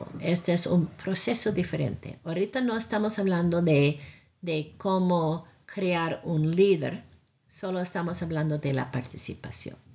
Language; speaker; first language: Spanish; non-native, fluent; English